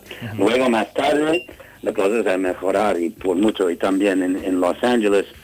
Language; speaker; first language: Spanish; non-native, fluent; English